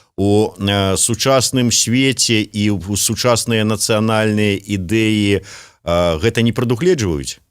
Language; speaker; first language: Belarusian; native; Belarusian